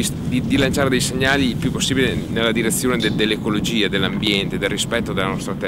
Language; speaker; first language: Italian; native; Italian